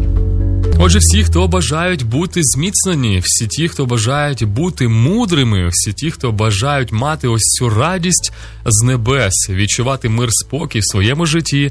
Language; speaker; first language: Ukrainian; native; Ukrainian